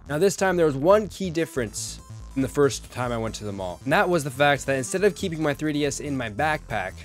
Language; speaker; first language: English; native; English